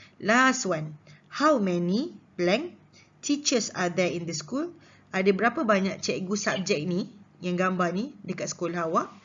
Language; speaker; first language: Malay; native; Malay